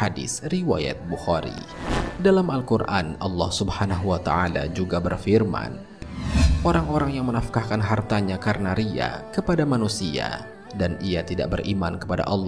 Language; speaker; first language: Indonesian; native; Indonesian